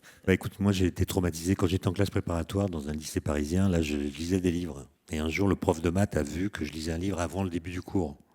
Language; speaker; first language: French; native; French